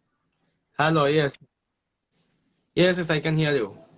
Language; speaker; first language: English; non-native, learner; Bangla